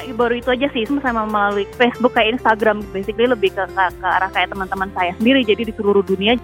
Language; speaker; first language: Indonesian; native; Indonesian